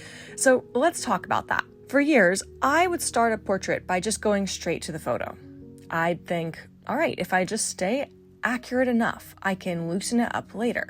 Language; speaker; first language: English; native; English